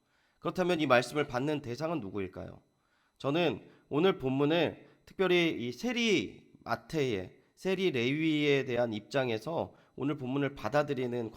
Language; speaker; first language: Korean; native; Korean